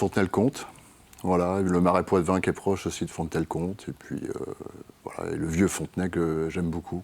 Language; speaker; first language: French; native; French